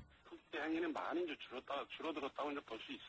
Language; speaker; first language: Korean; native; Korean